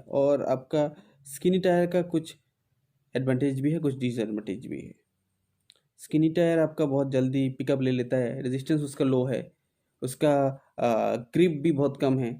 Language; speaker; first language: Hindi; non-native, local second language; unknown